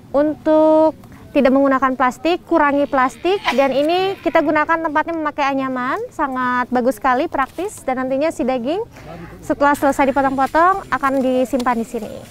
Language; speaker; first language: Indonesian; native; Indonesian